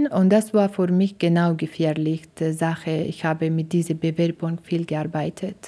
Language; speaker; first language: German; non-native, learner; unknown